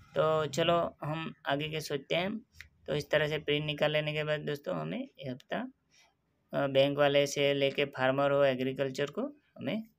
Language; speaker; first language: Hindi; non-native, local second language; Gujarati